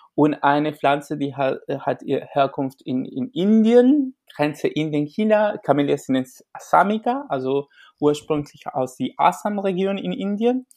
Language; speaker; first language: German; non-native, fluent; Spanish